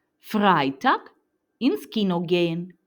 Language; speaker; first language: German; non-native, fluent; Ukrainian